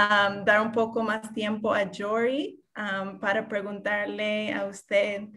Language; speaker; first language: Spanish; non-native, fluent; English